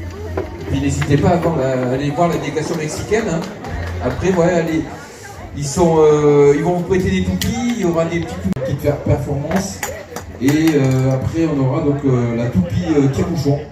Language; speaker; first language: French; native; French